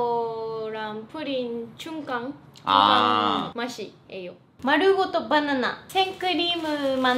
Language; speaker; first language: Korean; non-native, learner; Japanese